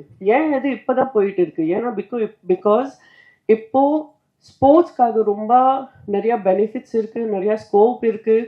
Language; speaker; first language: Tamil; non-native, fluent; Hindi